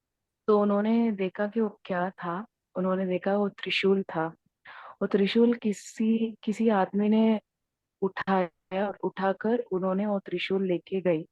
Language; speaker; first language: Hindi; native; Hindi